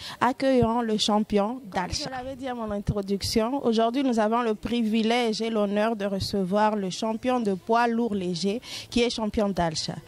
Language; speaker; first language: French; non-native, local second language; Lingala